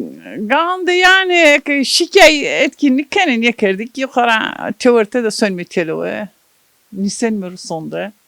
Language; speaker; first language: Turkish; non-native, local second language; Zaza